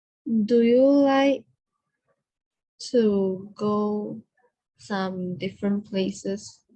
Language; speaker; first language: English; non-native, learner; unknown